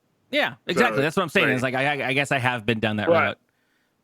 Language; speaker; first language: English; native; English